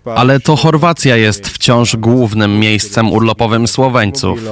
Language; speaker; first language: Polish; non-native, fluent; Slovenian